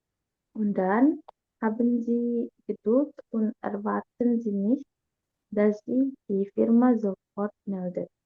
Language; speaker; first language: German; non-native, learner; Indonesian